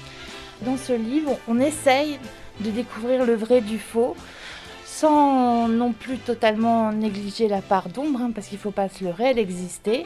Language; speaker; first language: French; native; French